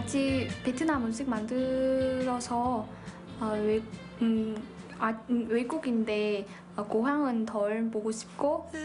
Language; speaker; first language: Korean; non-native, learner; Vietnamese